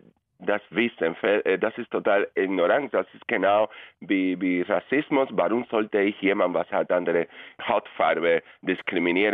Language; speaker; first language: German; non-native, fluent; Spanish